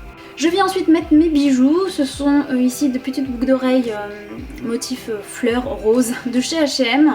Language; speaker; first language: French; native; French